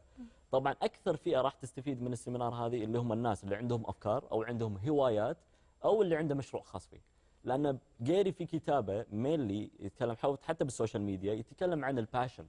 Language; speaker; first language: Arabic; native; Arabic